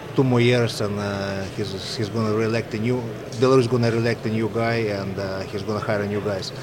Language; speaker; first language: English; non-native, fluent; Russian